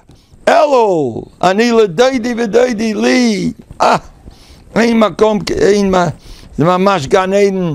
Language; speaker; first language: Hebrew; non-native, fluent; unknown